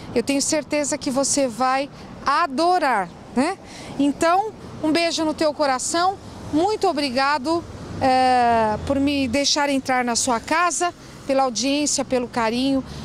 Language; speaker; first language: Portuguese; native; Portuguese